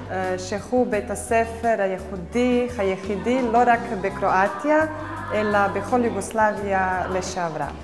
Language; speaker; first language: Hebrew; non-native, fluent; Croatian